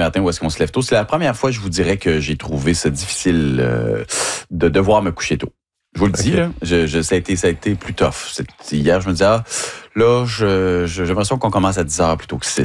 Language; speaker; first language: French; native; French